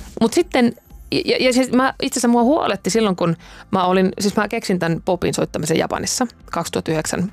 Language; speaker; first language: Finnish; native; Finnish